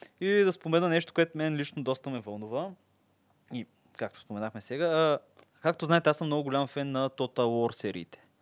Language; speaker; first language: Bulgarian; native; Bulgarian